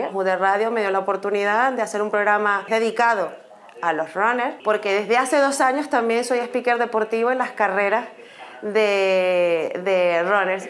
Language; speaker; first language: Spanish; native; Spanish